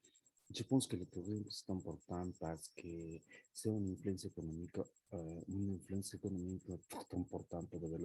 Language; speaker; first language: French; non-native, learner; Spanish